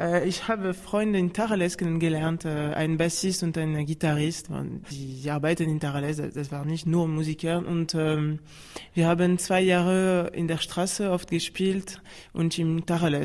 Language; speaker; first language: German; non-native, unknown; French